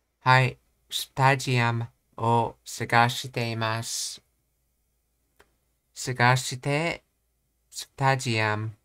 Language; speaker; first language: Japanese; non-native, learner; English